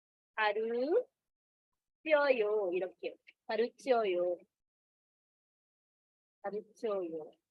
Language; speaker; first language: Korean; non-native, fluent; Spanish